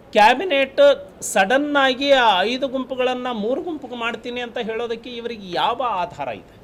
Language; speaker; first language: Kannada; non-native, local second language; Lambadi